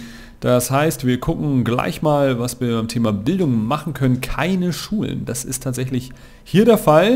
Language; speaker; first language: German; native; German